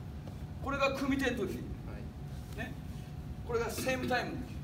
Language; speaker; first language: English; non-native, learner; Japanese